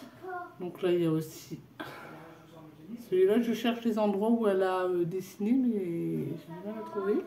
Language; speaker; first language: French; native; French